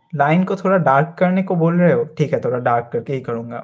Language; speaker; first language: Hindi; non-native, local second language; Bangla